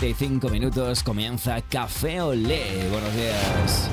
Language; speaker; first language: Spanish; native; Spanish